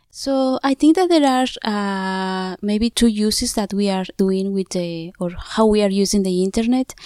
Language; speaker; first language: English; non-native, fluent; Zapotec